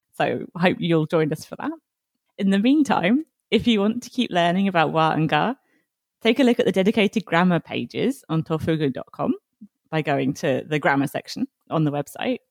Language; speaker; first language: English; native; English